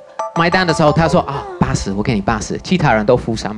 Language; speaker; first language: Chinese; non-native, fluent; English